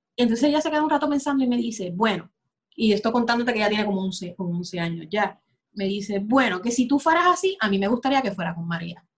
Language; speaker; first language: Spanish; native; Spanish